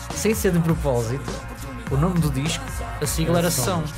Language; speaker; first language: Portuguese; native; Portuguese